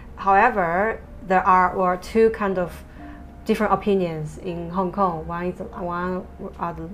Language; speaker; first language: English; non-native, fluent; Chinese